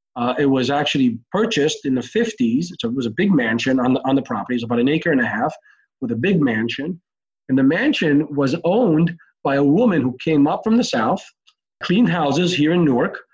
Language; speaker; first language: English; early bilingual, other home language; Hebrew